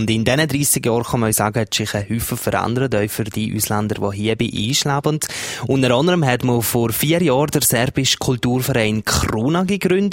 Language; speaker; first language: German; native; German